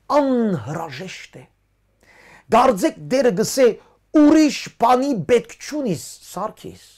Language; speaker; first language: Armenian; early bilingual, heritage; Armenian